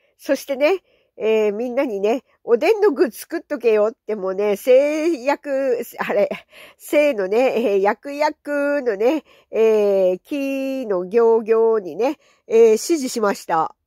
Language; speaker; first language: Japanese; native; Japanese